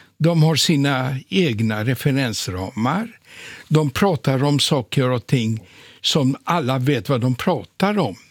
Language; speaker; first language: Swedish; non-native, fluent; Polish